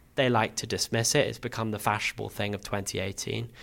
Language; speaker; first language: English; native; English